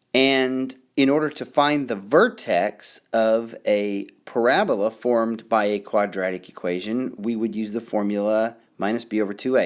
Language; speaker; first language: English; native; English